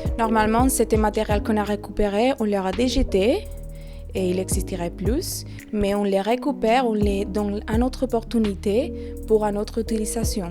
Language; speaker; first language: French; non-native, fluent; Spanish